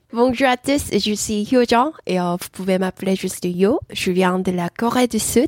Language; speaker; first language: French; non-native, fluent; Korean